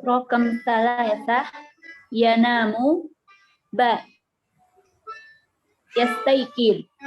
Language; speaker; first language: Arabic; non-native, learner; Indonesian